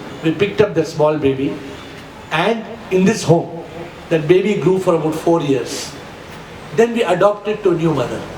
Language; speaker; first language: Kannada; non-native, local second language; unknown